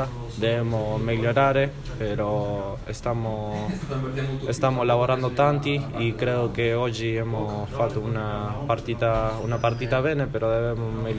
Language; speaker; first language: Italian; non-native, learner; Spanish